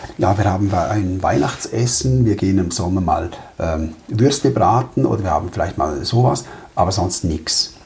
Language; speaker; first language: German; early bilingual, other home language; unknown